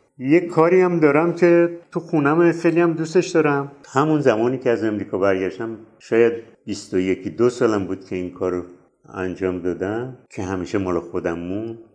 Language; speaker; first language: Persian; native; Persian